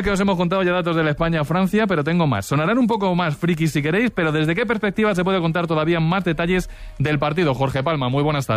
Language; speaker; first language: Spanish; native; Spanish